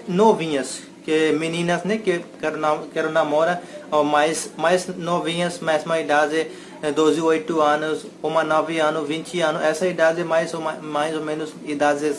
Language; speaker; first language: Portuguese; non-native, learner; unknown